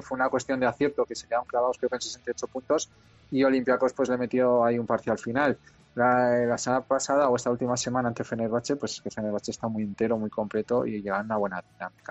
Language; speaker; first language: Spanish; native; Spanish